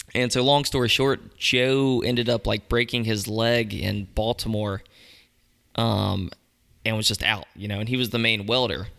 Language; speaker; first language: English; native; English